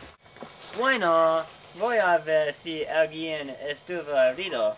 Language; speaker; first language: Spanish; non-native, learner; English